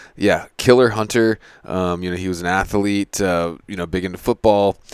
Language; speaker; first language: English; native; English